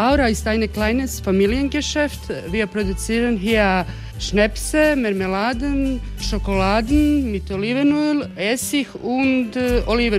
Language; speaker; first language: German; non-native, fluent; Croatian